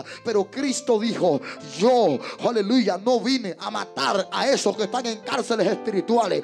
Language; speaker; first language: Spanish; native; Spanish